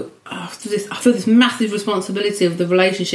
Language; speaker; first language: English; native; English